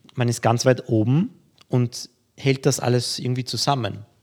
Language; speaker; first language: German; early bilingual, other home language; Polish